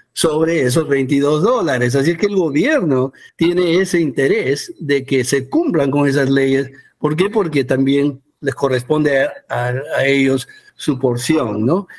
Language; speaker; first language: Spanish; early bilingual, heritage; Spanish